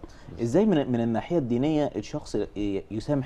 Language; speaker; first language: Arabic; native; Arabic